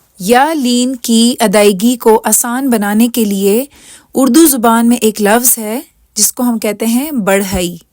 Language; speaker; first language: Urdu; native; Urdu